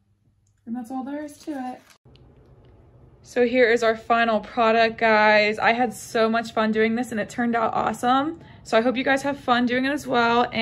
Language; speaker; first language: English; native; English